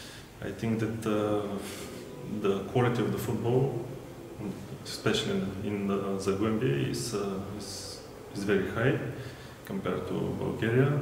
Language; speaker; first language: English; non-native, fluent; Bulgarian